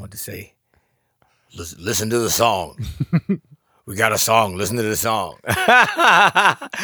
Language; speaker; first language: English; native; English